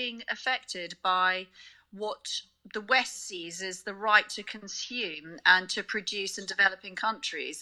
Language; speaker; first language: English; native; English